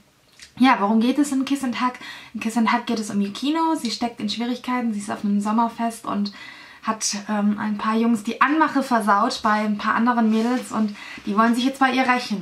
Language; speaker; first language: German; native; German